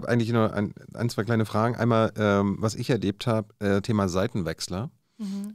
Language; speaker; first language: German; native; German